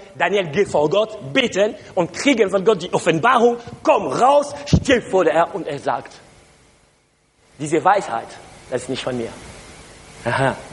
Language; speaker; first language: German; non-native, learner; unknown